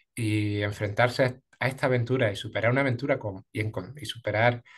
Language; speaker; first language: Spanish; native; Spanish